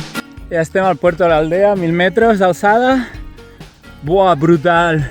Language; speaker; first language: Catalan; native; Catalan